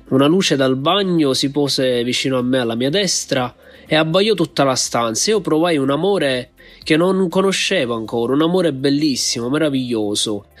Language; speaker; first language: Italian; native; Italian